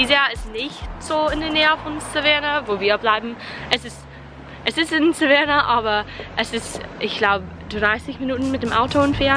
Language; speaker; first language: German; non-native, learner; English